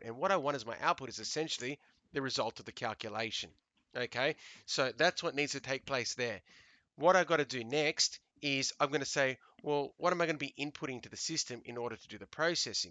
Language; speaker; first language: English; native; English